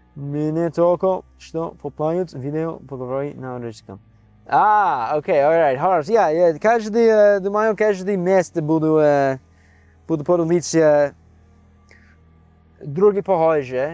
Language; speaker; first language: Russian; non-native, learner; English